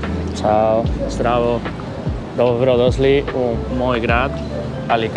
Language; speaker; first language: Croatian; non-native, learner; Spanish